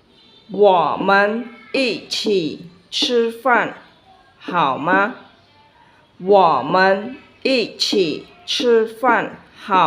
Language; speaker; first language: Chinese; non-native, fluent; Khmer